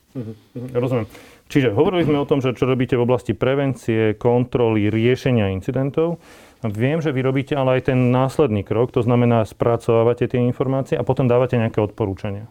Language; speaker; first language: Slovak; native; Slovak